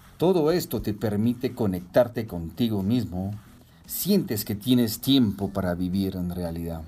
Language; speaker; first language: Spanish; non-native, fluent; French